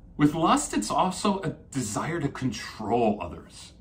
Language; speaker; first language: English; native; English